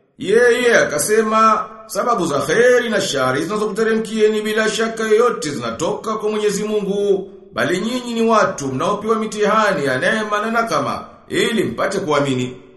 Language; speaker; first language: Swahili; native; Swahili